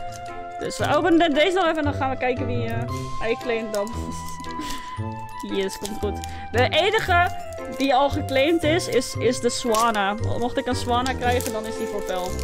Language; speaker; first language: Dutch; native; Dutch